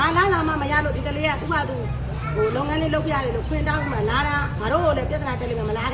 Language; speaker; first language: Burmese; native; Burmese